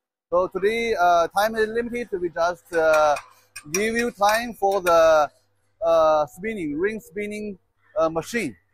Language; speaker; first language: English; non-native, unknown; Chinese